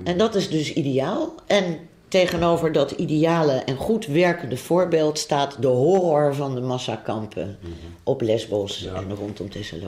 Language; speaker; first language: Dutch; native; Dutch